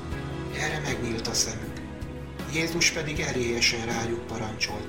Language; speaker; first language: Hungarian; native; Hungarian